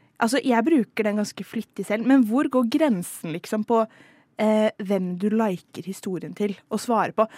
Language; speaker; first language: Norwegian; native; Norwegian